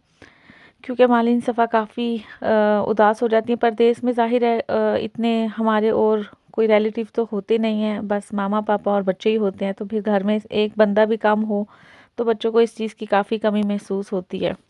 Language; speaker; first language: Hindi; native; Hindi